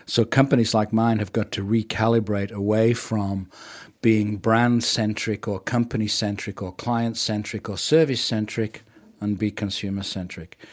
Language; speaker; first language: English; native; English